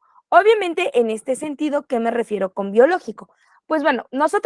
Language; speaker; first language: Spanish; native; Spanish